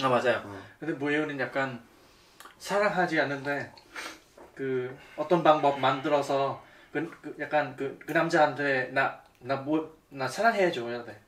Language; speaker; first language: Korean; non-native, learner; Vietnamese